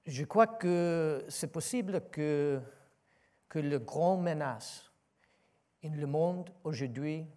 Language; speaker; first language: French; non-native, learner; English